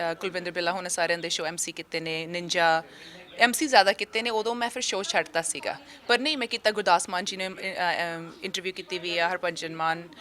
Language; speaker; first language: Punjabi; early bilingual, heritage; Punjabi